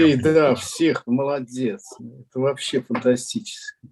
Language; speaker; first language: Russian; native; Russian